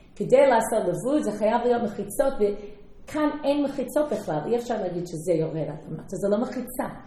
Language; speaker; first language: Hebrew; non-native, fluent; English